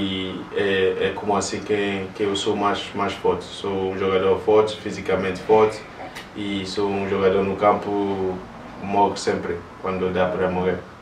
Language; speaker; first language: Portuguese; non-native, learner; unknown